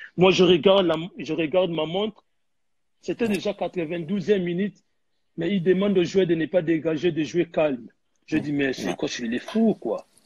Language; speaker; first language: French; non-native, local second language; Lingala